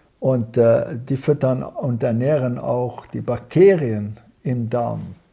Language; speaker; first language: German; early bilingual, heritage; German